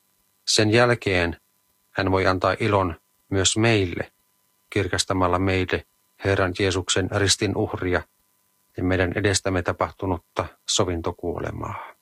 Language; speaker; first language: Finnish; native; Finnish